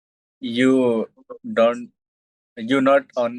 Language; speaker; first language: English; non-native, learner; Hindi